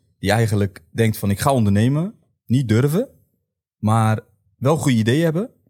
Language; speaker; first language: Dutch; native; Dutch